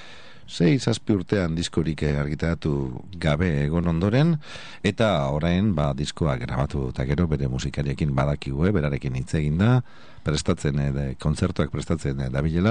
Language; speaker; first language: Basque; native; Basque